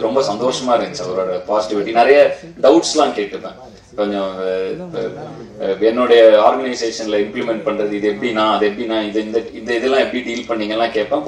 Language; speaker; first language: Tamil; native; Tamil